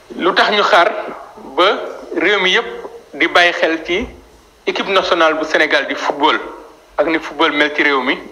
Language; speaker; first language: Wolof; native; Wolof